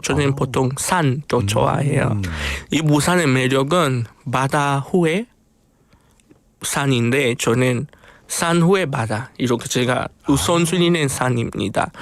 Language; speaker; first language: Korean; non-native, fluent; Spanish